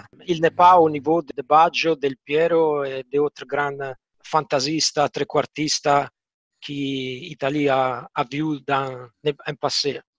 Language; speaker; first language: French; non-native, fluent; Italian